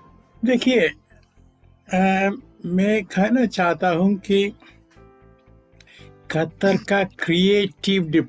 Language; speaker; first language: Hindi; non-native, local second language; Malayalam